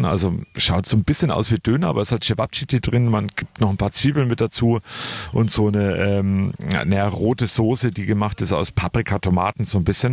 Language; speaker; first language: German; native; German